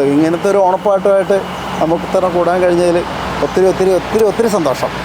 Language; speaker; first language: Malayalam; native; Malayalam